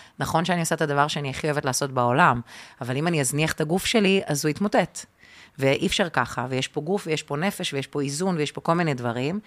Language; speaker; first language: Hebrew; early bilingual, other home language; Russian